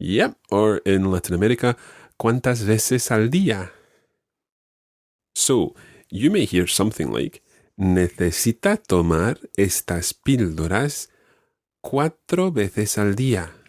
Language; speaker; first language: Spanish; non-native, fluent; English